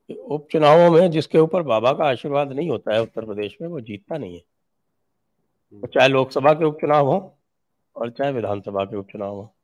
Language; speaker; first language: Hindi; native; Hindi